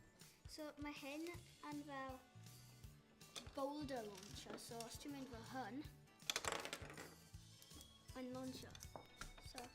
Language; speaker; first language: Welsh; non-native, local second language; English